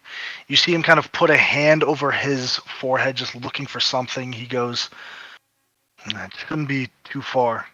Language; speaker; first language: English; native; English